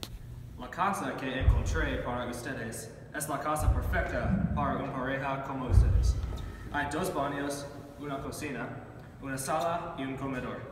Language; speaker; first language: Spanish; non-native, learner; English